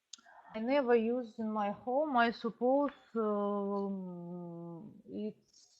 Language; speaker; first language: English; non-native, learner; Russian